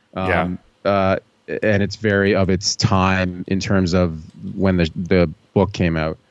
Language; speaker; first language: English; native; English